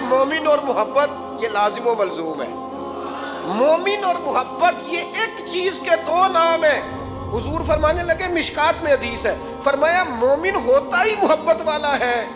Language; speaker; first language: Urdu; non-native, local second language; Punjabi